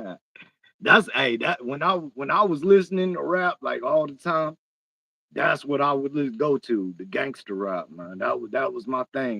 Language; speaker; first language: English; native; English